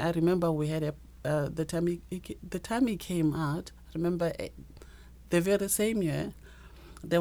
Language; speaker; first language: English; non-native, local second language; Northern Sotho